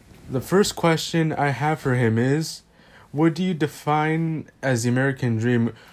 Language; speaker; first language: English; early bilingual, other home language; Spanish